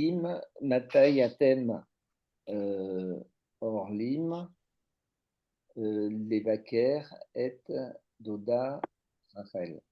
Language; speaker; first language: Hebrew; non-native, learner; French